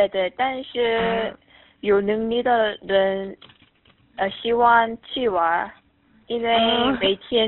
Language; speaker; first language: Chinese; non-native, learner; Korean